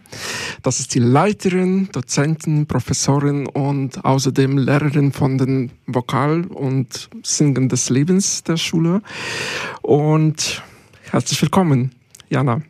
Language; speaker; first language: German; non-native, learner; Ukrainian